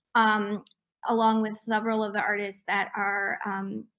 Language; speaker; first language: English; native; English